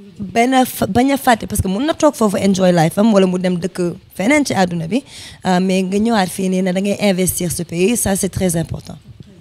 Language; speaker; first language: Wolof; early bilingual, heritage; Fula